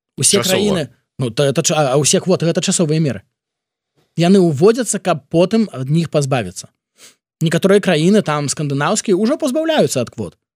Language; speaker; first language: Belarusian; non-native, local second language; Russian